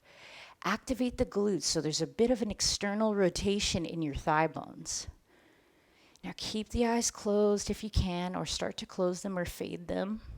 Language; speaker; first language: English; native; English